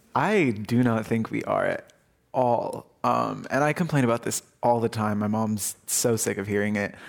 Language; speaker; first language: English; early bilingual, other home language; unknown